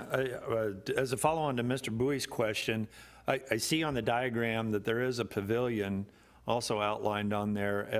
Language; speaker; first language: English; native; English